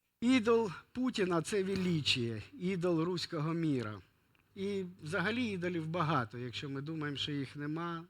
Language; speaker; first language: Ukrainian; non-native, local second language; Russian